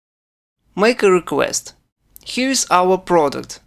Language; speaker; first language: English; non-native, fluent; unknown